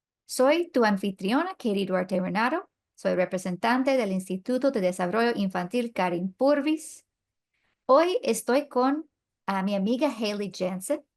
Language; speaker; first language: Spanish; non-native, fluent; English